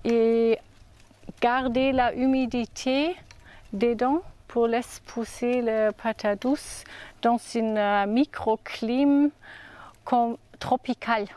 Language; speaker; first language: French; non-native, learner; German